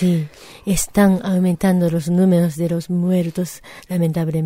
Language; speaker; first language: Spanish; non-native, fluent; Japanese